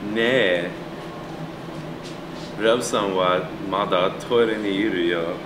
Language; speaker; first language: Japanese; non-native, learner; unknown